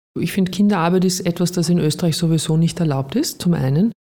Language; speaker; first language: German; native; German